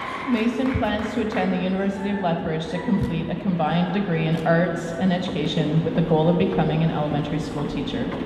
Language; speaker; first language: English; native; English